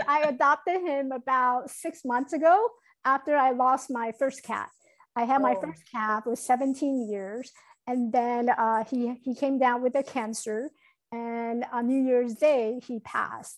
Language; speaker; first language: English; non-native, fluent; Chinese